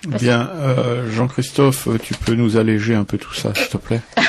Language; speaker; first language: French; native; French